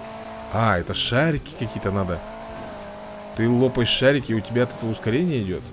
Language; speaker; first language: Russian; native; Russian